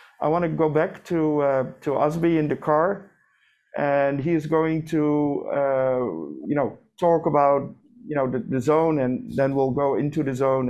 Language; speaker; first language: English; non-native, learner; Japanese